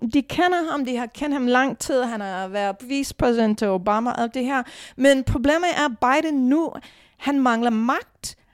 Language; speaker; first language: Danish; non-native, fluent; English